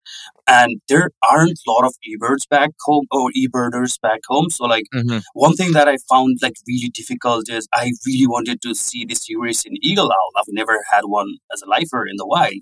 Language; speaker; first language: English; non-native, local second language; Nepali